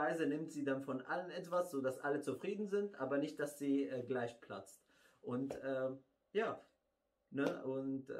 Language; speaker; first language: German; non-native, fluent; Arabic